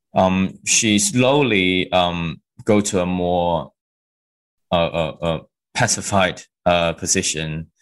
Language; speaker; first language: English; non-native, local second language; Cantonese